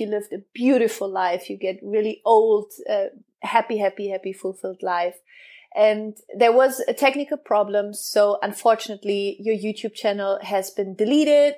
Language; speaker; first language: English; non-native, fluent; German